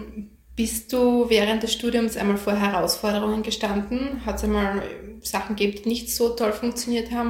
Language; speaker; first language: German; native; German